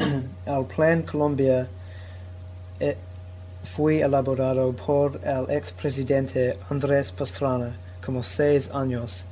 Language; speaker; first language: Spanish; non-native, learner; English